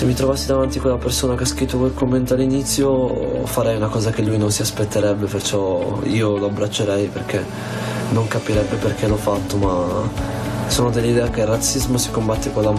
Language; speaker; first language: Italian; early bilingual, other home language; Arabic